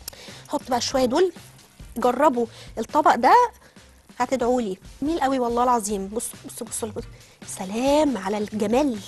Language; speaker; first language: Arabic; native; Arabic